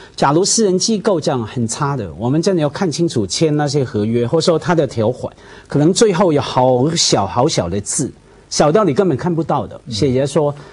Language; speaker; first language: Chinese; non-native, fluent; Cantonese